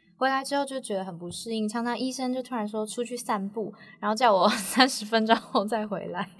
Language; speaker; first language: Chinese; native; Chinese